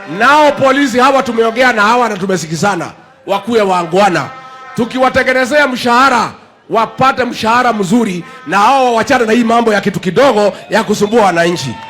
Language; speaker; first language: Swahili; non-native, local second language; Kikuyu